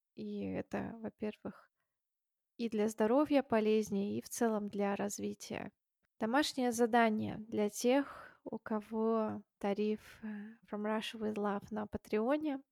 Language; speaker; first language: Russian; native; Russian